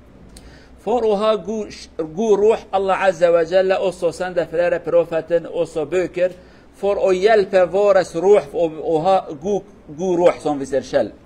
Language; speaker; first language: Swedish; non-native, learner; Kurdish